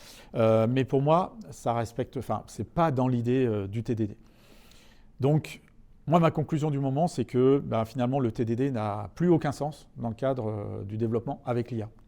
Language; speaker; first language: French; native; French